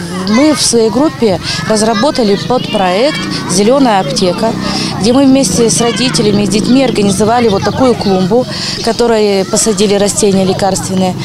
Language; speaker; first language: Russian; native; Russian